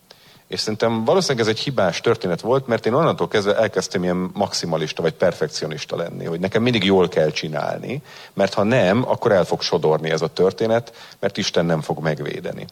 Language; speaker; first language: Hungarian; native; Hungarian